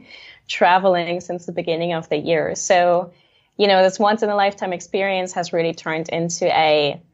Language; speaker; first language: English; non-native, fluent; German